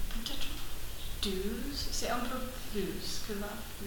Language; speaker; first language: French; non-native, learner; English